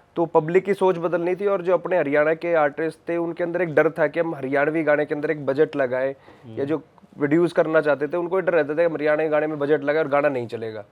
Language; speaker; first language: Hindi; native; Hindi